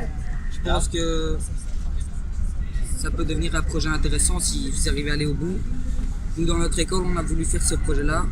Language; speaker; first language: French; early bilingual, other home language; Italian